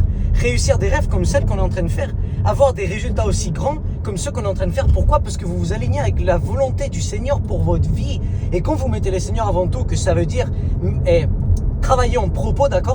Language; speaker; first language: French; native; French